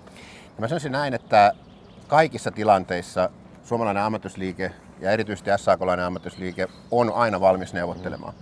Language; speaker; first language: Finnish; native; Finnish